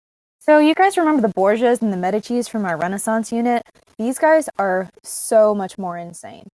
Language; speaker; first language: English; native; English